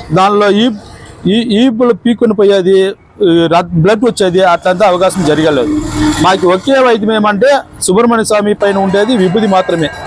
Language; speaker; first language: Telugu; non-native, local second language; Tamil